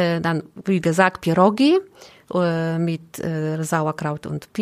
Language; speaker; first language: German; non-native, learner; Polish